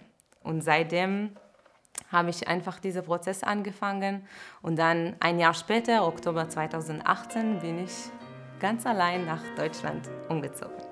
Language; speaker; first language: German; non-native, fluent; Hebrew